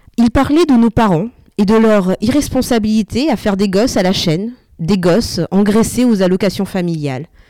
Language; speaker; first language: French; early bilingual, other home language; Malagasy